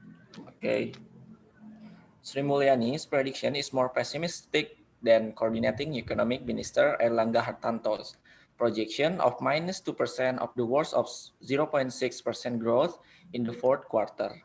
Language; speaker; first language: English; non-native, learner; Indonesian